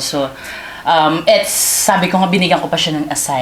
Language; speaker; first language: Filipino; native; Filipino